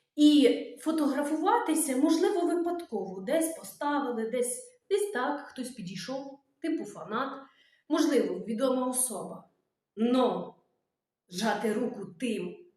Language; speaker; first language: Ukrainian; native; Ukrainian